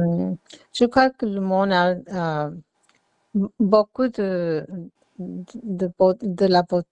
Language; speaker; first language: French; non-native, learner; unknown